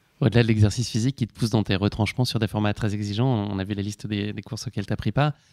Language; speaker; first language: French; native; French